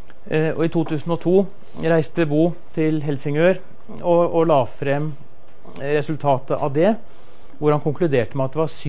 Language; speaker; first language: Norwegian; native; Norwegian